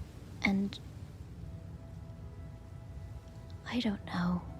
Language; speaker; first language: English; native; English